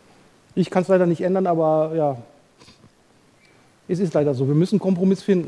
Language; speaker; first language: German; native; German